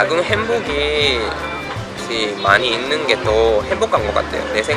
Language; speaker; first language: Korean; non-native, learner; Japanese